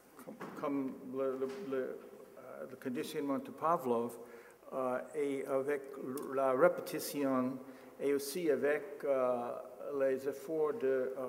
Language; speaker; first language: French; non-native, learner; English